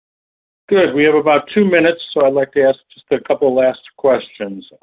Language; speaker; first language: English; native; English